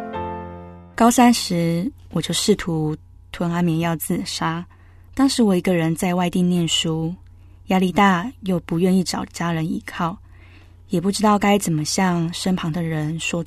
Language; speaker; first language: Chinese; native; Chinese